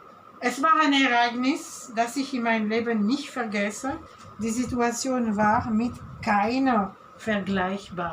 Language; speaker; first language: German; non-native, fluent; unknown